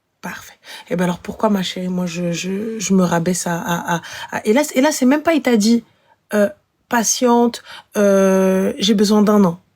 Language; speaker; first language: French; native; French